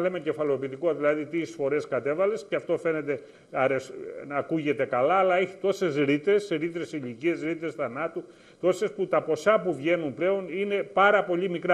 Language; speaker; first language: Greek; native; Greek